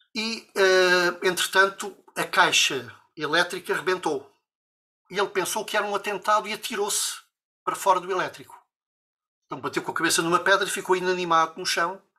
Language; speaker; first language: Portuguese; native; Portuguese